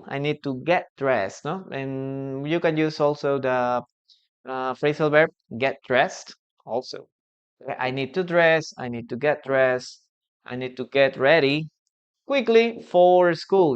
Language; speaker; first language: English; non-native, fluent; Spanish